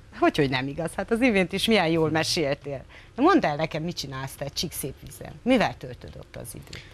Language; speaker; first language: Hungarian; native; Hungarian